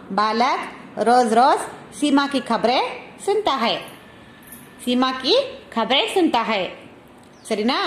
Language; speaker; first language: Hindi; non-native, local second language; Kannada